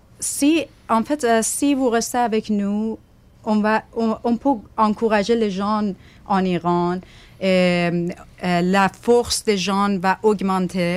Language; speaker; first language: French; non-native, fluent; Persian